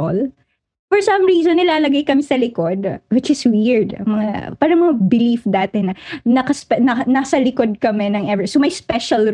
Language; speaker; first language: English; non-native, local second language; Waray